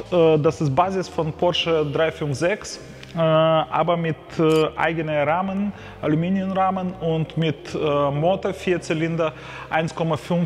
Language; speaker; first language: German; non-native, fluent; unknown